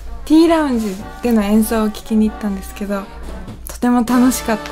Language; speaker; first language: Japanese; native; Japanese